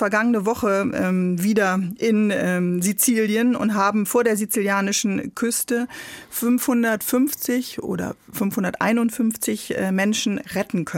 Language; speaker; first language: German; native; German